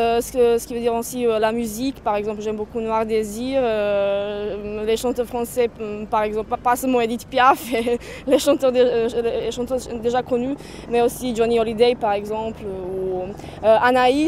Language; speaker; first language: French; non-native, fluent; Serbian